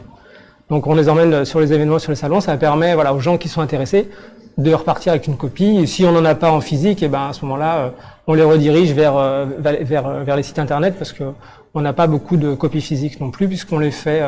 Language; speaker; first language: French; native; French